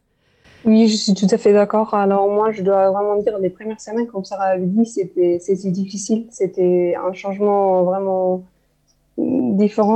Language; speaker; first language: French; non-native, fluent; German